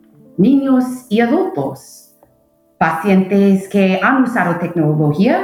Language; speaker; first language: Spanish; non-native, fluent; English